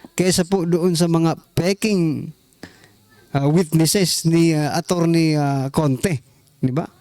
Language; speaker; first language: Filipino; non-native, local second language; Waray